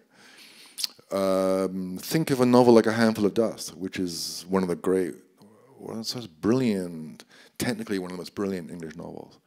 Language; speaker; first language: English; native; English